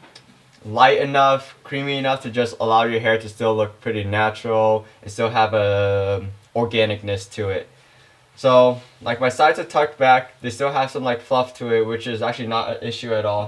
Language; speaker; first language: English; native; English